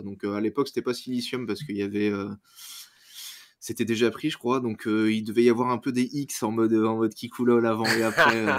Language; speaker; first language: French; native; French